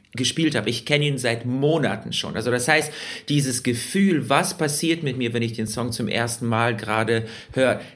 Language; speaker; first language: German; early bilingual, other home language; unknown